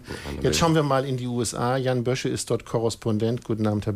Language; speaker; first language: German; native; German